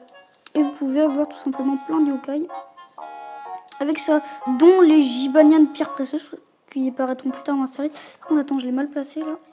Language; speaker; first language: French; native; French